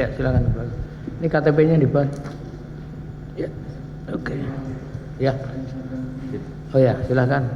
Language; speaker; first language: Indonesian; native; Indonesian